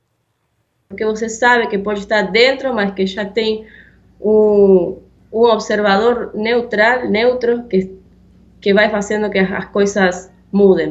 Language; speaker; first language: Portuguese; non-native, fluent; Spanish